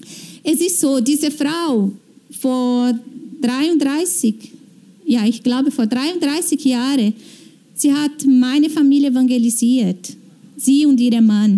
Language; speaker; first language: German; non-native, fluent; Portuguese